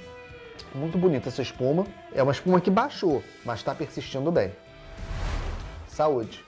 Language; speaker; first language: Portuguese; native; Portuguese